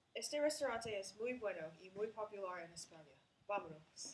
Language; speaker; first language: Spanish; non-native, learner; English